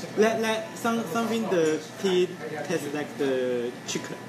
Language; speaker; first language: English; non-native, learner; Chinese